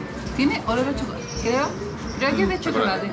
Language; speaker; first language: Spanish; native; Spanish